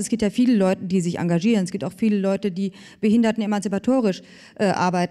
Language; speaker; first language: German; native; German